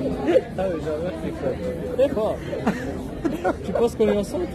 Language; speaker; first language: French; native; French